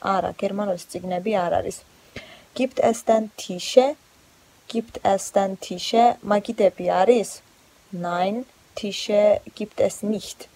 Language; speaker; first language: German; non-native, fluent; Georgian